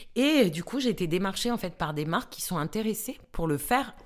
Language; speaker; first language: French; native; French